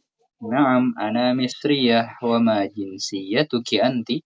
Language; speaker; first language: Arabic; non-native, fluent; Indonesian